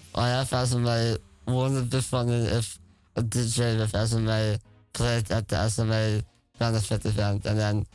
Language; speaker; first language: English; non-native, fluent; Dutch